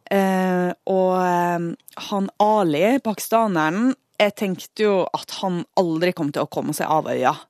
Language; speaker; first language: Norwegian; native; Norwegian